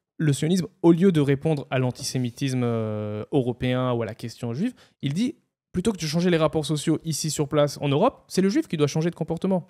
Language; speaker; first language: French; non-native, fluent; Hebrew